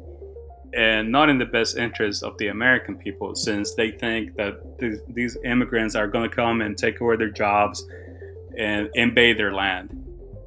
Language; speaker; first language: English; early bilingual, other home language; Spanish